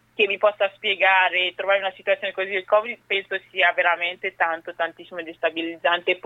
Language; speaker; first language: Italian; early bilingual, other home language; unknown